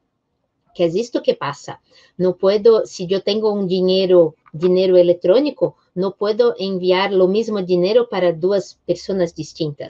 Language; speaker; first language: Spanish; non-native, fluent; Portuguese